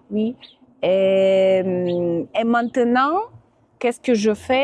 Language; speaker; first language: French; non-native, fluent; Russian